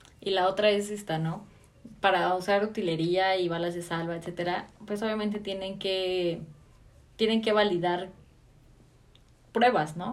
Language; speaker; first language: Spanish; native; Spanish